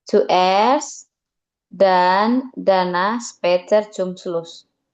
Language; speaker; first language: German; non-native, learner; Indonesian